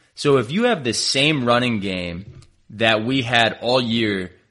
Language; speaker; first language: English; native; English